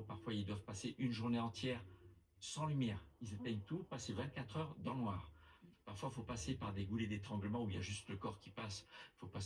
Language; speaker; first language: French; native; French